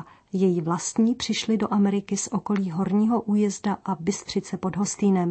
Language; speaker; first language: Czech; native; Czech